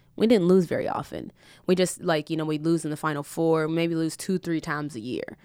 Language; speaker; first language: English; native; English